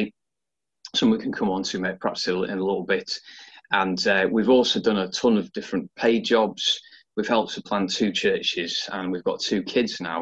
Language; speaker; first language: English; native; English